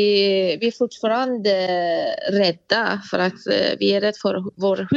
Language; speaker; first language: Swedish; non-native, fluent; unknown